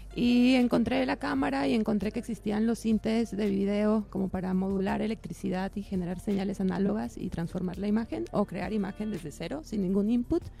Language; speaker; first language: Spanish; native; Spanish